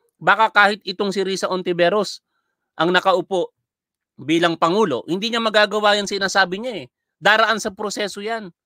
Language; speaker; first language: Filipino; native; Filipino